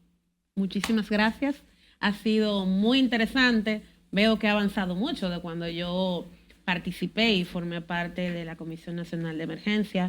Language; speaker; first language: Spanish; native; Spanish